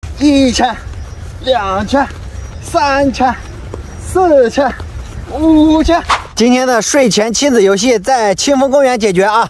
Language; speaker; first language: Chinese; native; Chinese